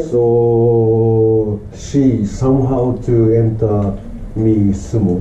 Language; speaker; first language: English; non-native, learner; Japanese